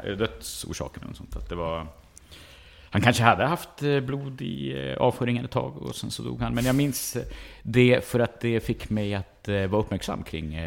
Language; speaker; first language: Swedish; early bilingual, other home language; Estonian